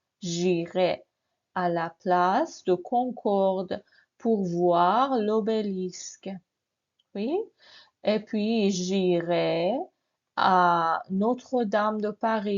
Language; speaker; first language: French; non-native, fluent; Persian